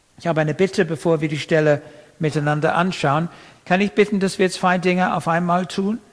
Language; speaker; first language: German; non-native, fluent; English